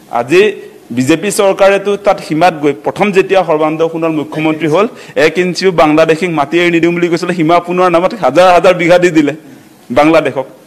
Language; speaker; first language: Assamese; non-native, local second language; Mising